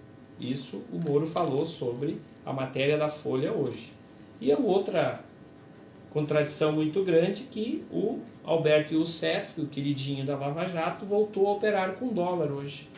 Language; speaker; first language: Portuguese; native; Portuguese